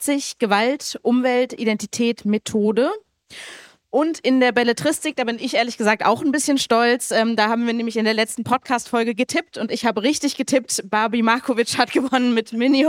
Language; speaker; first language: German; native; German